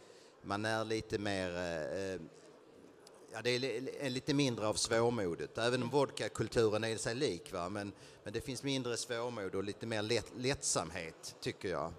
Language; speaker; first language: Swedish; native; Swedish